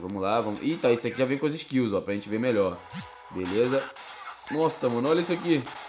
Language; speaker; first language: Portuguese; native; Portuguese